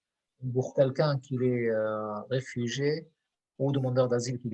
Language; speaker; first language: French; non-native, fluent; Arabic